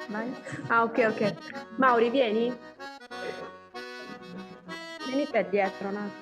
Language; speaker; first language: Italian; native; Italian